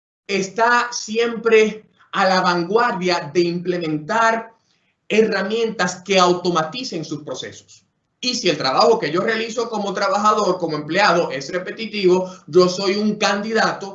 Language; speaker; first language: Spanish; native; Spanish